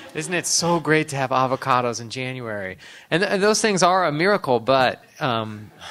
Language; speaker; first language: English; native; English